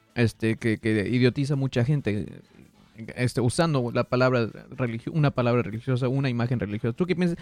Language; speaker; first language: Spanish; native; Spanish